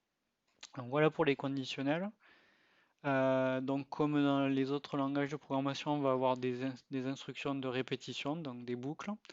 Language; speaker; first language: French; native; French